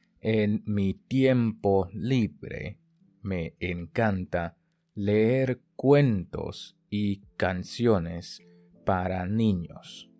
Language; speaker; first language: Spanish; non-native, fluent; Chinese